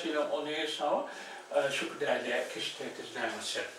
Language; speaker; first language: Japanese; non-native, fluent; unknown